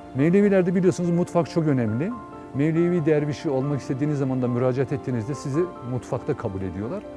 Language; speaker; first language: Turkish; native; Turkish